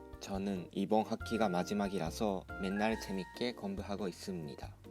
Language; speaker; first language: Korean; non-native, fluent; Japanese